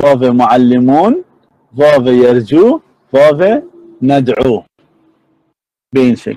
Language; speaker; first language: Persian; native; Persian